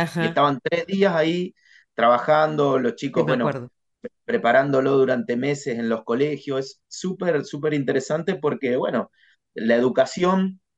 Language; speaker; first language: Spanish; native; Spanish